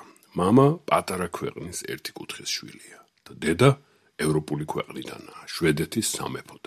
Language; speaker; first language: Georgian; native; Georgian